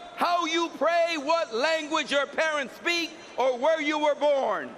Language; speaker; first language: English; early bilingual, other home language; Spanish